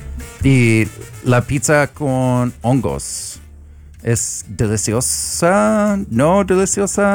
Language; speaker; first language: Spanish; non-native, learner; English